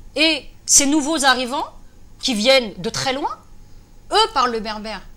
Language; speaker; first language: French; native; French